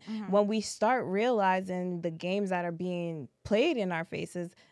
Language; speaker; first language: English; early bilingual, other home language; French